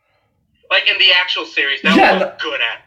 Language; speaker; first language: English; native; English